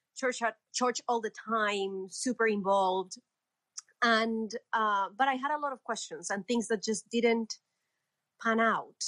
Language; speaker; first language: English; non-native, fluent; Spanish